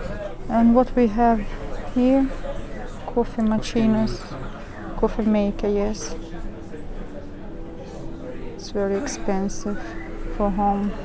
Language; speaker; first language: English; non-native, learner; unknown